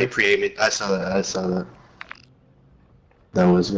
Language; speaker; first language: English; native; English